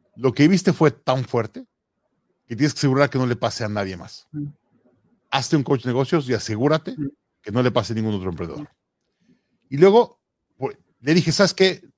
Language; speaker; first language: Spanish; native; Spanish